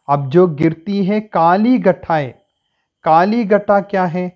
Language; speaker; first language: Hindi; non-native, local second language; Malayalam